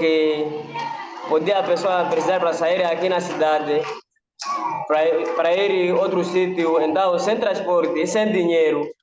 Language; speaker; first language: Portuguese; non-native, local second language; Nyanja